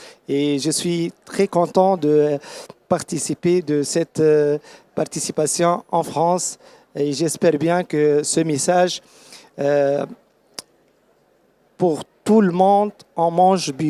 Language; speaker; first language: French; non-native, learner; Arabic